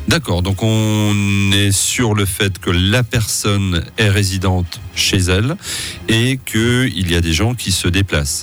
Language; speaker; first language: French; native; French